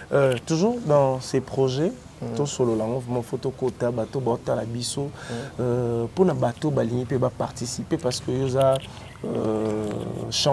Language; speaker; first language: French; non-native, local second language; Lingala